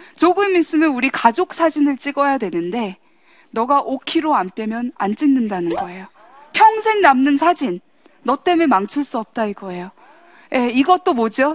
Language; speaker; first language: Korean; early bilingual, heritage; English